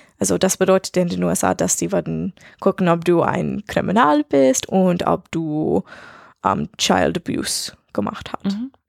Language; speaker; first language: German; non-native, learner; English